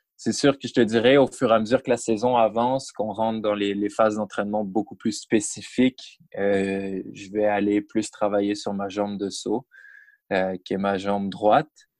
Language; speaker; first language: French; native; French